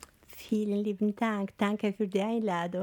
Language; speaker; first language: German; non-native, fluent; Albanian